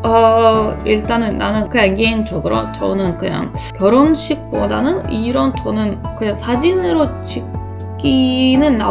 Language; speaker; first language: Korean; non-native, learner; Russian